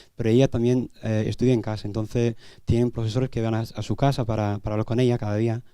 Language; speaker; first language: Spanish; non-native, fluent; English